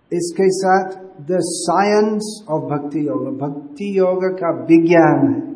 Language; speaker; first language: Hindi; native; Hindi